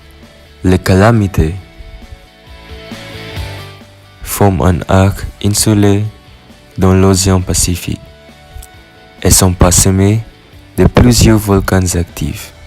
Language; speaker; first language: French; non-native, learner; Filipino